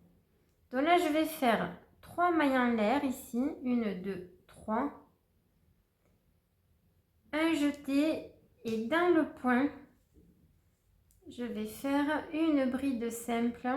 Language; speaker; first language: French; native; French